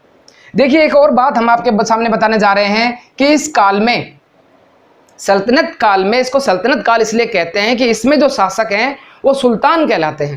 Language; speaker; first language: Hindi; native; Hindi